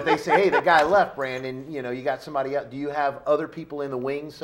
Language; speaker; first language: English; native; English